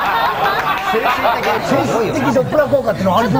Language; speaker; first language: Japanese; native; Japanese